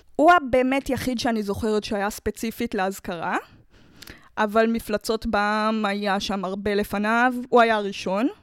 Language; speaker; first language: Hebrew; native; Hebrew